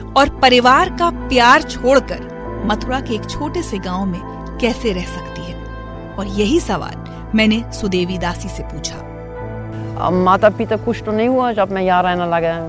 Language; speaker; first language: Hindi; native; Hindi